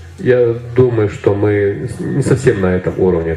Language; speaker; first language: Russian; native; Russian